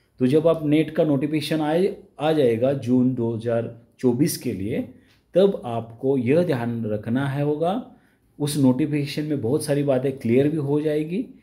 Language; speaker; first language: Hindi; non-native, local second language; Marathi